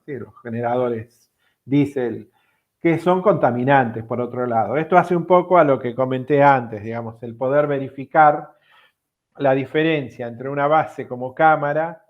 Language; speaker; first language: Spanish; native; Spanish